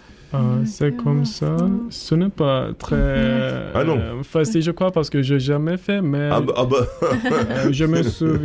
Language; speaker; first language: French; non-native, learner; Turkish